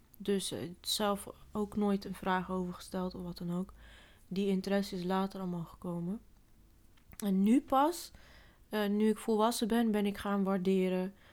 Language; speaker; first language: Dutch; early bilingual, other home language; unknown